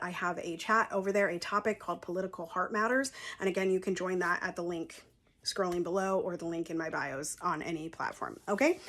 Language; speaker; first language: English; native; English